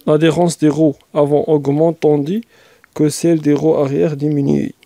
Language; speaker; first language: French; non-native, local second language; Arabic